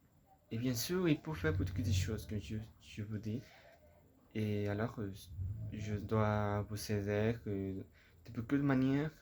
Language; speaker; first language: French; non-native, learner; Spanish